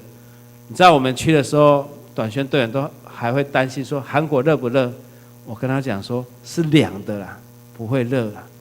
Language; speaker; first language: Chinese; native; Chinese